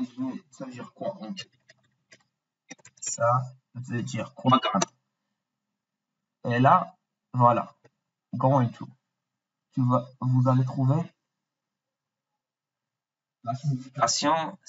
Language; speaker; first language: French; non-native, local second language; Arabic